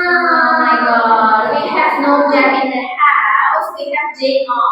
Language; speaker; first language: English; non-native, fluent; Indonesian